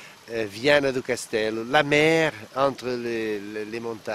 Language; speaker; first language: French; non-native, fluent; Portuguese